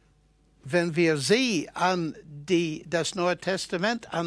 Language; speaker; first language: German; non-native, fluent; English